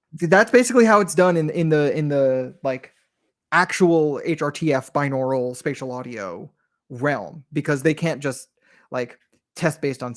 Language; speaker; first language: English; native; English